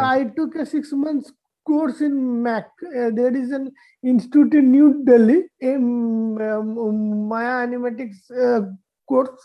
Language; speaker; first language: English; non-native, local second language; Bangla